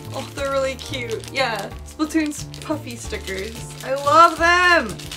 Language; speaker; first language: English; native; English